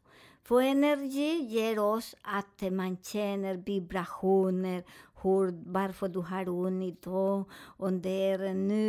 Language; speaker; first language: Swedish; non-native, fluent; Spanish